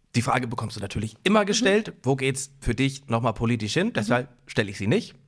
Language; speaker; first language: German; native; German